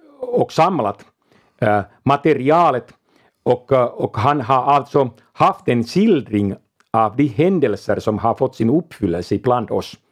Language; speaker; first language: Swedish; non-native, local second language; Finnish